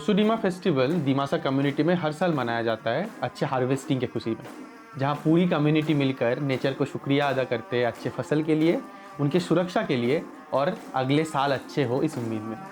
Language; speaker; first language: Hindi; native; Hindi